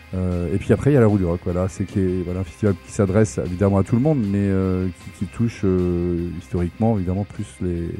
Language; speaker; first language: French; native; French